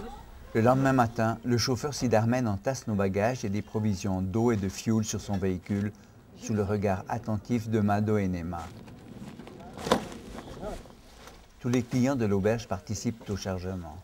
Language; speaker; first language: French; native; French